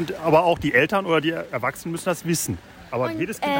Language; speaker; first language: German; native; German